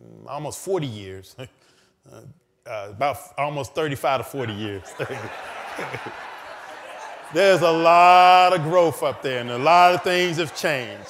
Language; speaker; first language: English; native; English